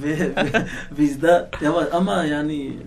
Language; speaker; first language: Turkish; non-native, learner; Arabic